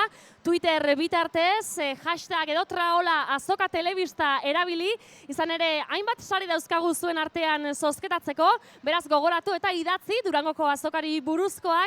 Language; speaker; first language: Basque; native; Basque